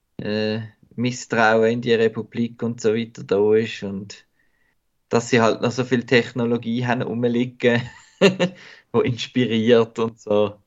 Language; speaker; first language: German; native; German